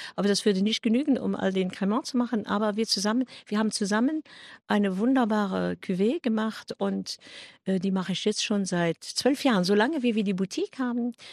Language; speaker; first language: German; non-native, local second language; Luxembourgish